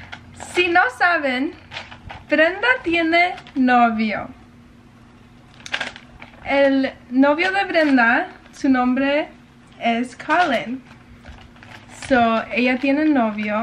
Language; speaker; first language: Spanish; early bilingual, heritage; English